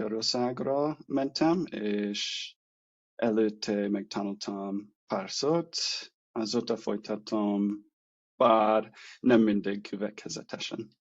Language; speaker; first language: Hungarian; non-native, learner; English